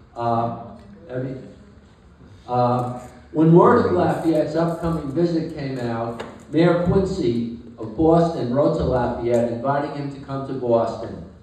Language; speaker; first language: English; native; English